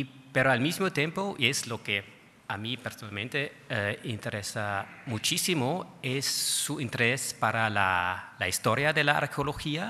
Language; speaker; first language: Spanish; non-native, fluent; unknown